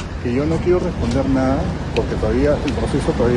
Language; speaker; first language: Spanish; native; Spanish